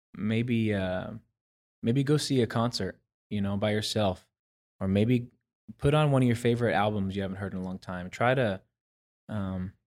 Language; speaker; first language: English; native; English